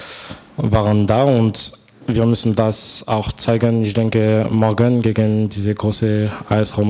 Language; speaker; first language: German; non-native, fluent; French